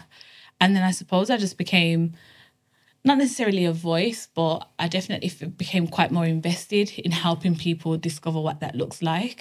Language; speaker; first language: English; native; English